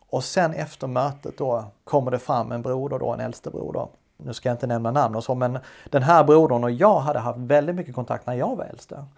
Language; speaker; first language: Swedish; native; Swedish